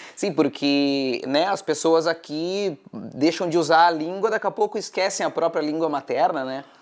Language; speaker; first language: Portuguese; native; Portuguese